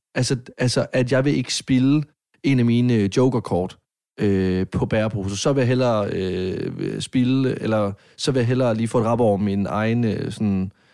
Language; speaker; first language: Danish; native; Danish